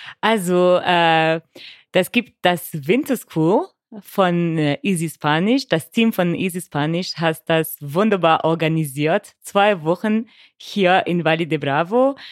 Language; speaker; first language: German; non-native, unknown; French